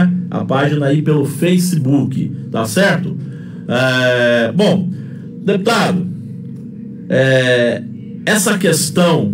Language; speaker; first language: Portuguese; native; Portuguese